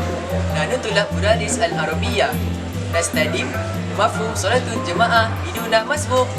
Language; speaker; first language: Arabic; non-native, learner; Malay